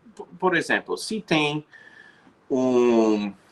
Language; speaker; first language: Portuguese; non-native, fluent; English